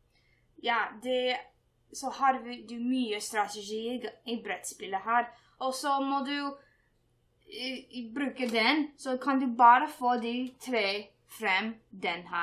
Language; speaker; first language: Norwegian; non-native, learner; English